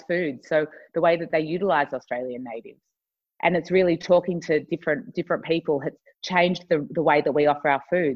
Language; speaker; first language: English; native; English